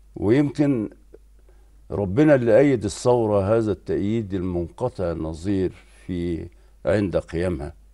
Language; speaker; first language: Arabic; native; Arabic